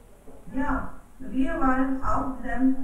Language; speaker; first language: German; non-native, learner; Hindi